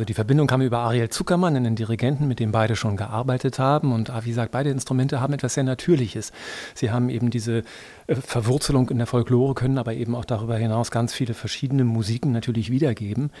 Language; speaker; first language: German; native; German